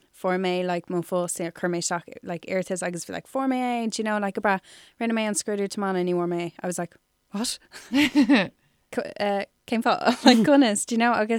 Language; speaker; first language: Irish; non-native, local second language; English